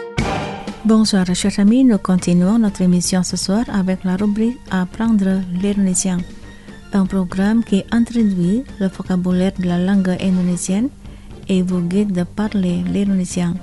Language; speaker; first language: French; non-native, fluent; Indonesian